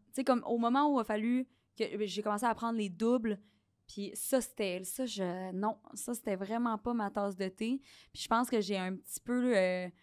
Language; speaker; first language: French; native; French